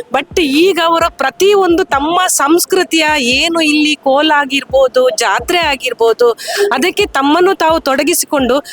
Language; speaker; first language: Kannada; non-native, local second language; Tulu